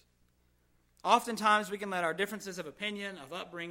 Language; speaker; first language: English; native; English